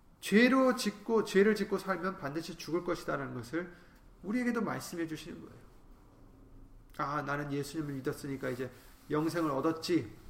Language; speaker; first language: Korean; native; Korean